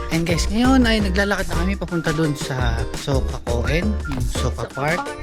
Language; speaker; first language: Filipino; native; Filipino